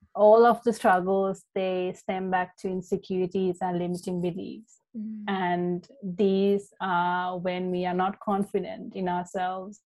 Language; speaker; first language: English; non-native, local second language; Sinhala